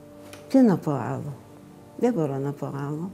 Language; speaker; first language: Greek; non-native, learner; Bulgarian